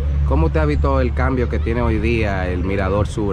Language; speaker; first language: Spanish; native; Spanish